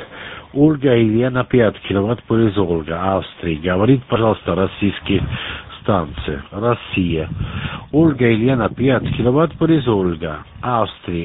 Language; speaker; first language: Russian; non-native, learner; German